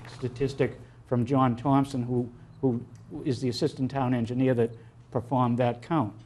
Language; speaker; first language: English; native; English